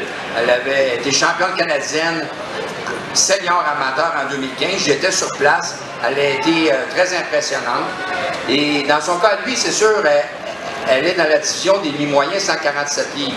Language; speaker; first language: French; native; French